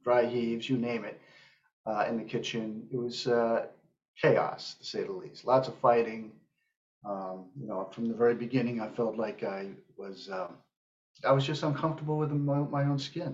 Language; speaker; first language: English; native; English